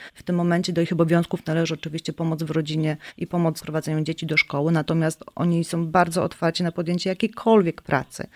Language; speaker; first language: Polish; native; Polish